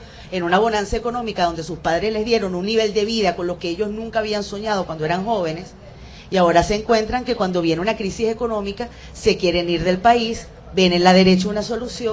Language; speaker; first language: Spanish; native; Spanish